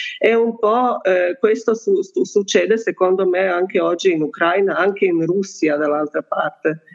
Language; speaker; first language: Italian; non-native, fluent; Bosnian